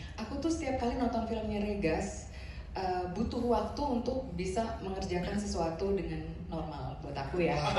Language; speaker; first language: Indonesian; native; Indonesian